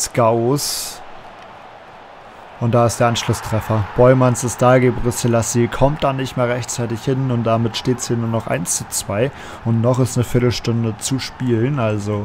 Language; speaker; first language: German; native; German